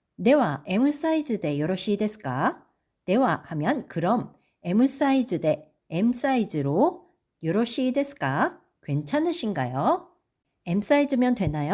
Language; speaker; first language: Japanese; non-native, fluent; Korean